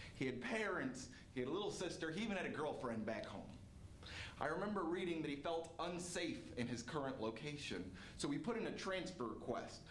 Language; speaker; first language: English; native; English